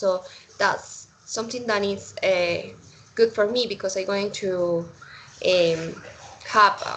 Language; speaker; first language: English; non-native, learner; Spanish